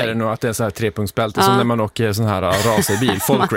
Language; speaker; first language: Swedish; native; Swedish